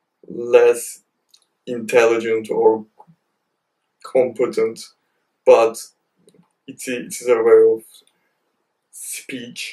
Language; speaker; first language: English; non-native, fluent; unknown